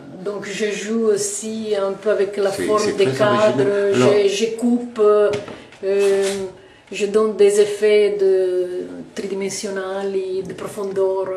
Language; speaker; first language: French; non-native, fluent; Italian